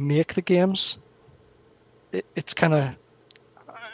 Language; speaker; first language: English; native; English